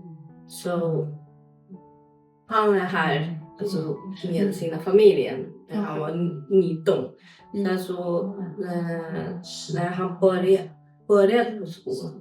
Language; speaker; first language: Swedish; non-native, fluent; Chinese